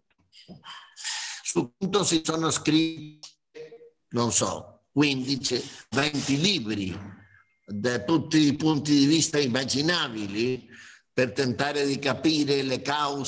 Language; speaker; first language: Italian; non-native, fluent; Spanish